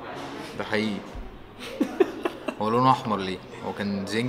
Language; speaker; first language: Arabic; native; Arabic